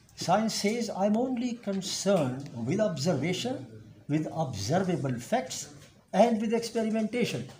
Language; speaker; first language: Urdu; non-native, local second language; Pashto